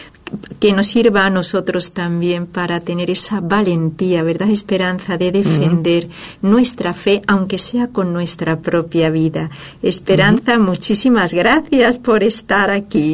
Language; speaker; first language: Spanish; native; Spanish